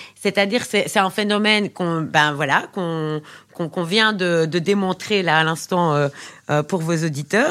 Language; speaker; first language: French; native; French